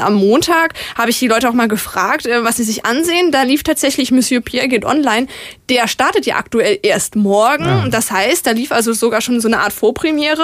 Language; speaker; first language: German; native; German